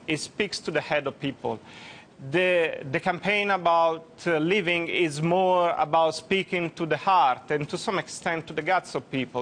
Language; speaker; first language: English; non-native, fluent; Italian